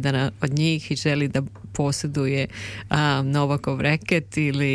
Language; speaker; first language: Serbian; native; Serbian